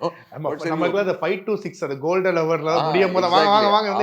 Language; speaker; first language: Tamil; native; Tamil